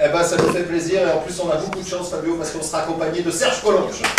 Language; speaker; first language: French; native; French